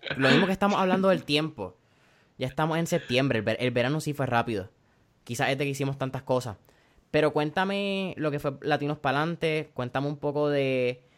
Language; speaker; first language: Spanish; native; Spanish